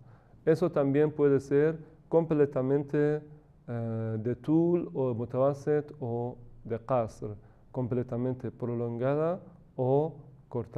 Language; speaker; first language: Spanish; non-native, fluent; Persian